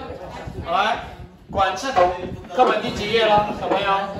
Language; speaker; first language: Chinese; native; Chinese